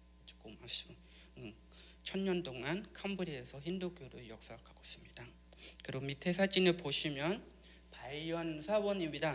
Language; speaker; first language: Korean; non-native, learner; Khmer